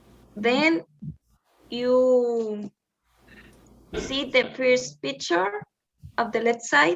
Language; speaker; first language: English; non-native, learner; Spanish